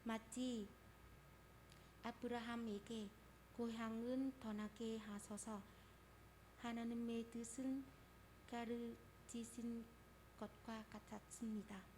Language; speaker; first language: Korean; non-native, fluent; Vietnamese